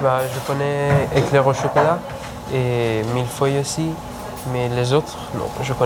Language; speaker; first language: French; non-native, learner; Persian